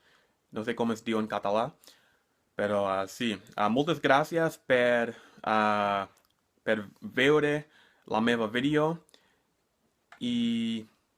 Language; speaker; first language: Catalan; non-native, learner; English